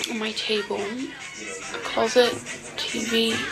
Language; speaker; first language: English; non-native, fluent; Dutch